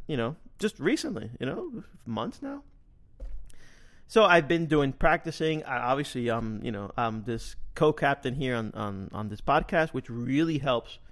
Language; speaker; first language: English; native; English